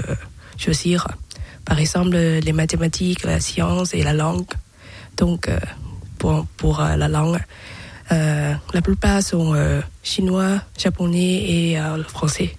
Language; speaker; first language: French; non-native, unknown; Thai